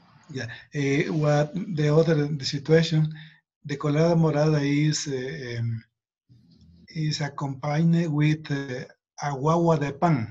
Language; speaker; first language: English; non-native, learner; Spanish